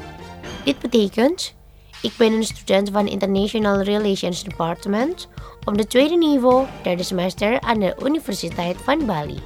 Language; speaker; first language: Dutch; non-native, learner; Indonesian